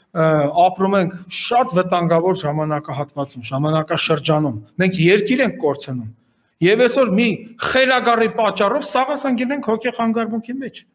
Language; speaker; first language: Armenian; native; Armenian